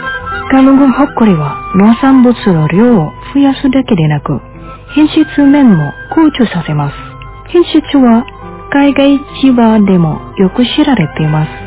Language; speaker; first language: Japanese; non-native, fluent; Indonesian